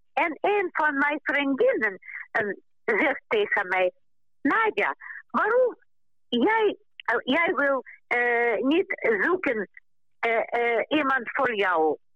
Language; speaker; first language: Dutch; non-native, local second language; Ukrainian